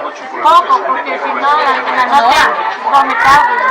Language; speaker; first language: Italian; non-native, learner; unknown